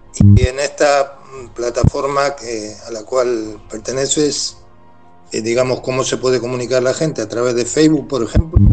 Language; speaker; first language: Spanish; non-native, fluent; French